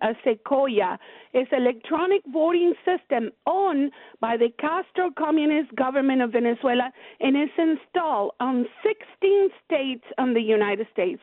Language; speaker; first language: English; non-native, fluent; Spanish